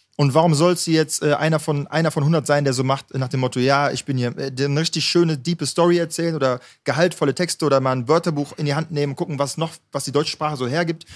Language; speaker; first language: German; native; German